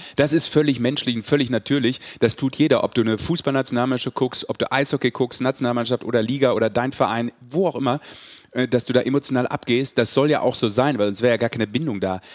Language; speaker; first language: German; native; German